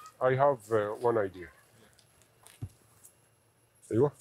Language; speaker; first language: English; non-native, fluent; Arabic